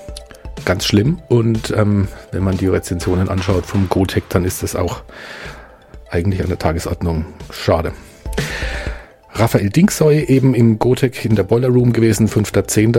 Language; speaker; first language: German; native; German